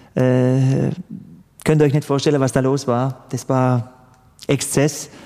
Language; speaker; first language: German; early bilingual, other home language; Croatian